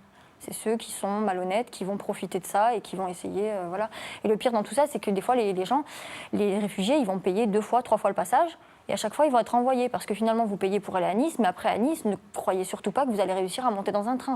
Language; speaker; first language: French; native; French